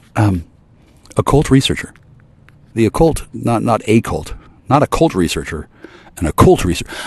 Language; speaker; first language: English; native; English